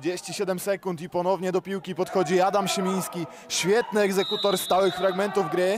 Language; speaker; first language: Polish; native; Polish